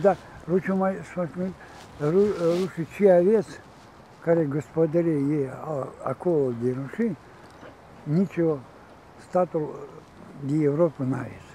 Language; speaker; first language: Romanian; non-native, local second language; Gagauz